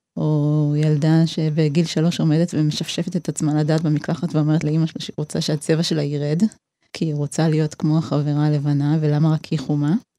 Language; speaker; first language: Hebrew; early bilingual, other home language; Amharic